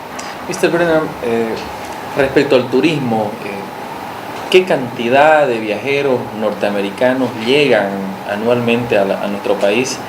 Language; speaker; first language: Spanish; native; Spanish